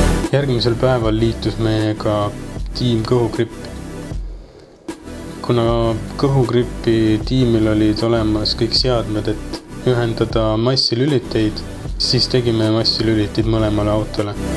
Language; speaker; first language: Estonian; native; Estonian